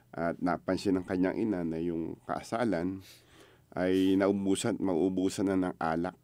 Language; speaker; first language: Filipino; native; Filipino